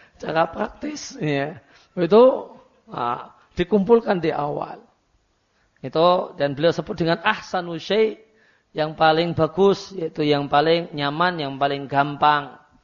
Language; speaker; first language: Indonesian; non-native, local second language; Javanese